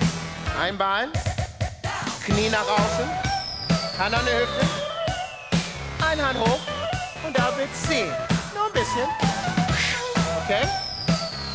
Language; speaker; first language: German; non-native, fluent; English